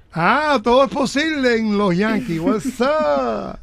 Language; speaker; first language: Spanish; early bilingual, other home language; English